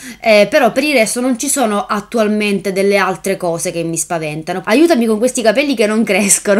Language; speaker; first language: Italian; native; Italian